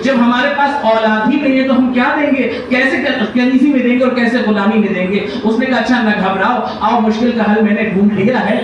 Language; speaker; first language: Urdu; native; Urdu